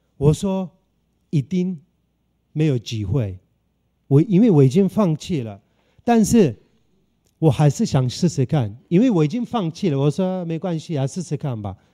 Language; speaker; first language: Chinese; non-native, fluent; Turkish